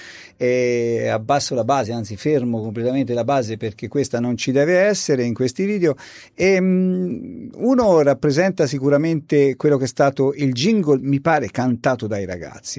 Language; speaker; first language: Italian; native; Italian